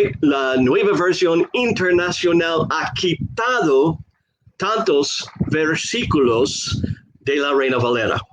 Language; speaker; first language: Spanish; non-native, fluent; English